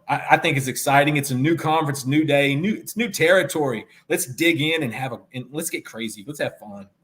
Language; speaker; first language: English; native; English